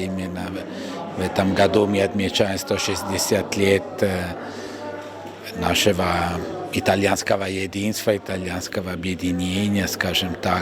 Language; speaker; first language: Russian; non-native, fluent; Italian